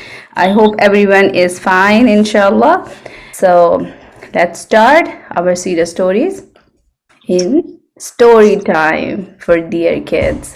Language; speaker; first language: English; non-native, local second language; Urdu